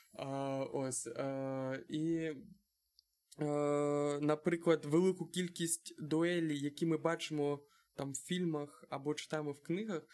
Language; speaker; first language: Ukrainian; non-native, local second language; Russian